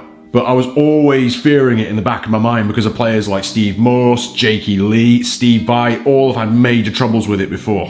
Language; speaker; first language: English; native; English